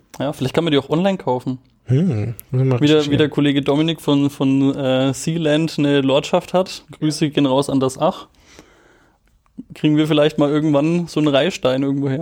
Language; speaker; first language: German; native; German